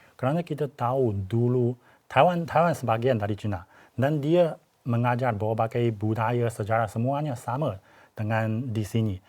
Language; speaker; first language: Malay; non-native, fluent; Chinese